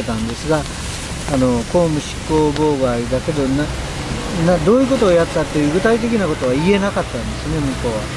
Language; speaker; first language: Japanese; native; Japanese